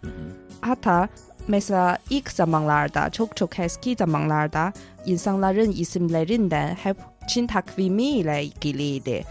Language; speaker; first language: Turkish; non-native, fluent; Chinese